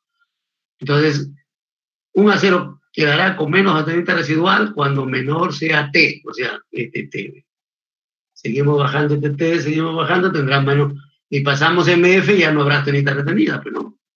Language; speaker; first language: Spanish; native; Spanish